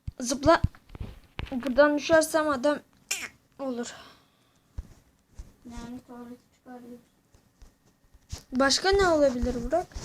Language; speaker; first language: Turkish; native; Turkish